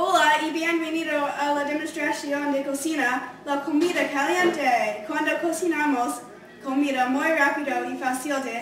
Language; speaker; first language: Spanish; non-native, learner; English